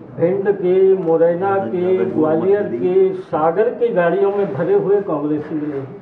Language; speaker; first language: Hindi; native; Hindi